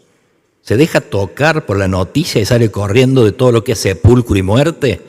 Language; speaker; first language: Spanish; native; Spanish